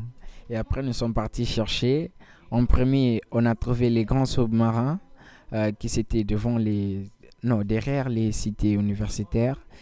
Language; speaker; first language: French; non-native, learner; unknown